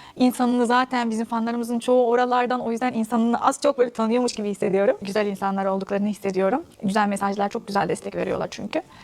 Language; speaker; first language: Turkish; non-native, fluent; Arabic